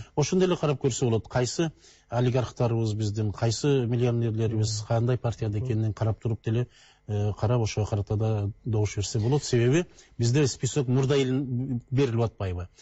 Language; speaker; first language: Kyrgyz; native; Kyrgyz